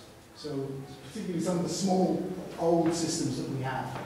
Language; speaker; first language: English; native; English